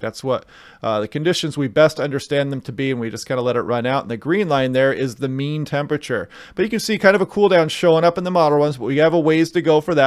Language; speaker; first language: English; native; English